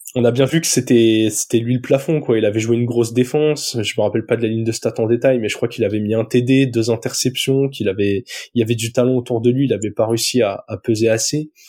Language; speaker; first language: French; native; French